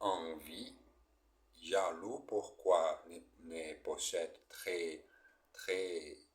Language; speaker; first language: French; non-native, learner; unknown